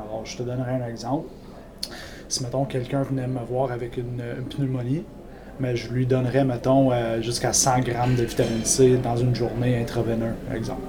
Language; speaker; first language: French; non-native, local second language; English